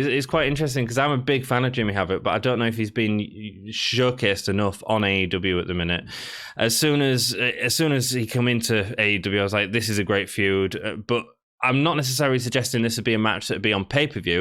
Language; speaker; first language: English; native; English